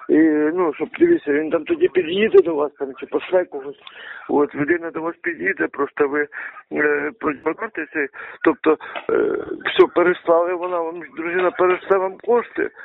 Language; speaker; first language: Ukrainian; non-native, local second language; Russian